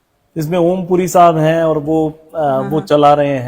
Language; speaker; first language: Hindi; native; Hindi